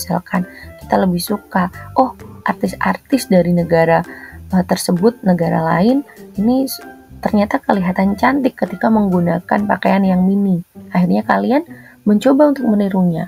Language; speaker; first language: Indonesian; native; Indonesian